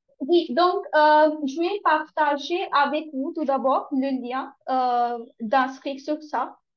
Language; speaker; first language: French; non-native, learner; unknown